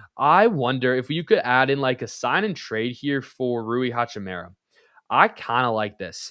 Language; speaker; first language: English; native; English